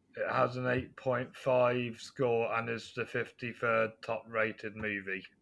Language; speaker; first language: English; native; English